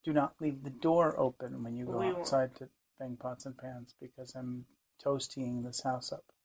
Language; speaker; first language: English; native; English